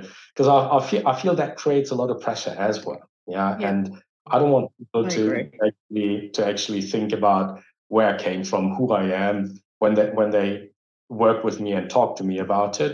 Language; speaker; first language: English; non-native, fluent; German